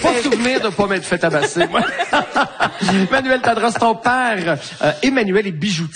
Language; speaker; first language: French; native; French